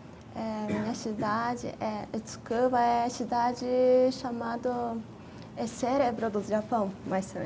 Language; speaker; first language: Portuguese; non-native, fluent; Japanese